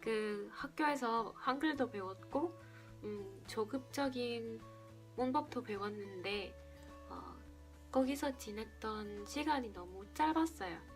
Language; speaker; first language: Korean; non-native, fluent; Spanish